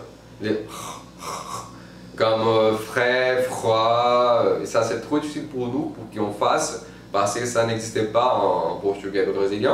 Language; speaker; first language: French; non-native, fluent; Portuguese